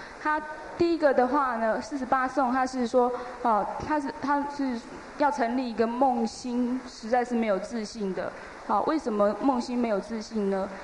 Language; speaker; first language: Chinese; native; Chinese